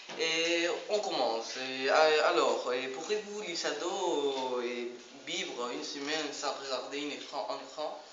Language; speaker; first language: French; non-native, learner; Spanish